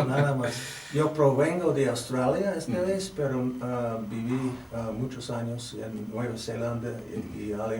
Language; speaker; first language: Spanish; non-native, fluent; English